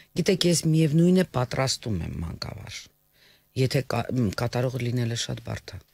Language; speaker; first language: Armenian; native; Armenian